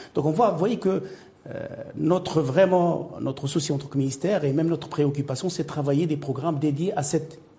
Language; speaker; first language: French; non-native, local second language; Arabic